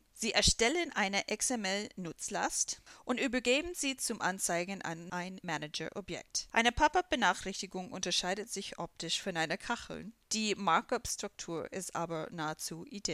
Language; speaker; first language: German; non-native, fluent; English